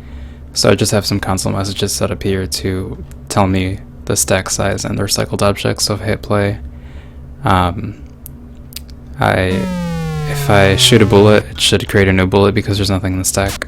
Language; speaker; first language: English; native; English